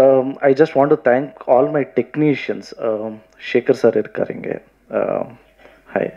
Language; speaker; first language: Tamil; non-native, learner; Kannada